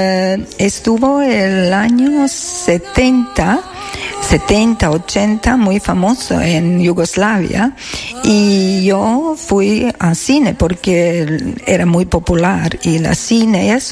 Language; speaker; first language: Spanish; non-native, learner; Serbian